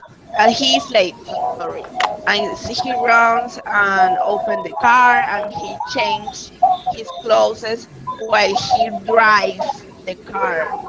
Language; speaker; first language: English; non-native, learner; Spanish